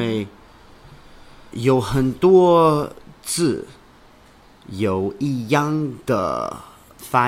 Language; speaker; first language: Chinese; non-native, learner; English